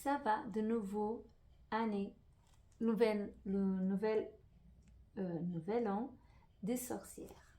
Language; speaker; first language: French; non-native, fluent; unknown